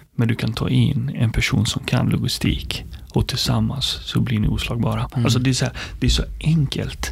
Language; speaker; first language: Swedish; early bilingual, other home language; Arabic